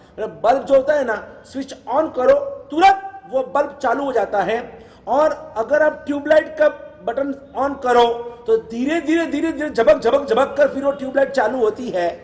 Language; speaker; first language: Hindi; non-native, local second language; Gujarati